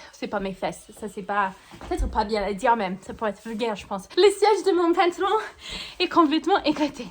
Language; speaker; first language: French; non-native, fluent; English